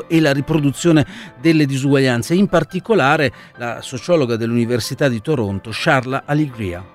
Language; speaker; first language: Italian; native; Italian